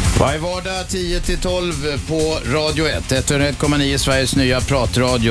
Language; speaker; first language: Swedish; native; Swedish